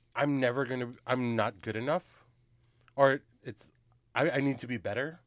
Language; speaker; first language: English; early bilingual, other home language; Filipino